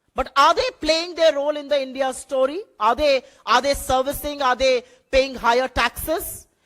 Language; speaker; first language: English; non-native, local second language; Hindi